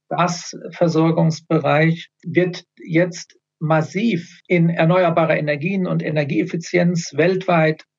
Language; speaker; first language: German; native; German